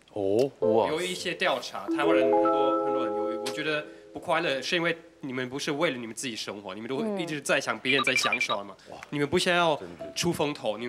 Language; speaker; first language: Chinese; non-native, fluent; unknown